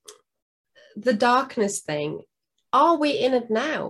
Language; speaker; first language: English; non-native, local second language; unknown